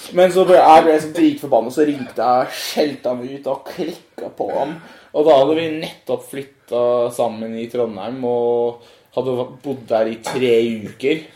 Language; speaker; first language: Norwegian; non-native, fluent; English